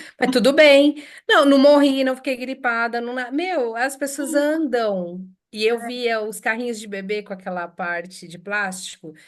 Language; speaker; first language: Portuguese; native; Portuguese